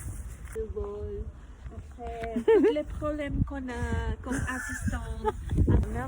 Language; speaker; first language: French; non-native, learner; Spanish